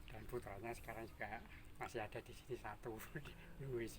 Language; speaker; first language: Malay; non-native, local second language; Javanese